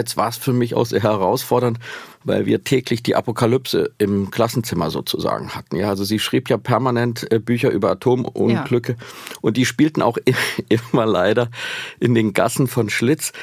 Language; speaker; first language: German; native; German